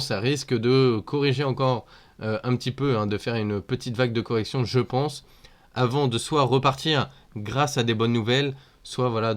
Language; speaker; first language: French; native; French